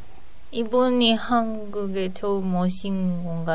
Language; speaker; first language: Korean; non-native, learner; Japanese